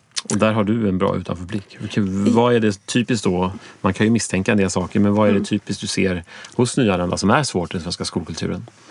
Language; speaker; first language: Swedish; native; Swedish